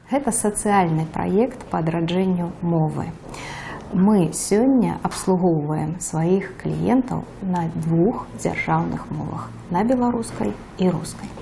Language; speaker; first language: Belarusian; non-native, local second language; Russian